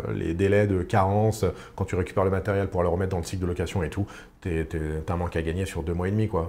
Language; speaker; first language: French; native; French